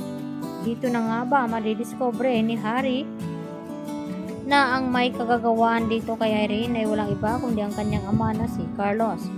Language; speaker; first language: Filipino; native; Filipino